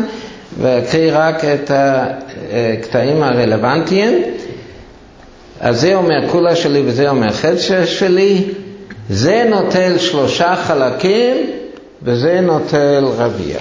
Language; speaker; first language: Hebrew; non-native, fluent; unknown